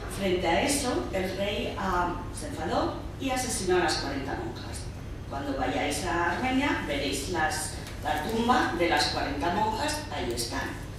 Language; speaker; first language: Spanish; early bilingual, heritage; Spanish